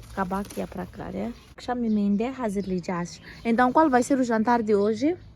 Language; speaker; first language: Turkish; non-native, fluent; Portuguese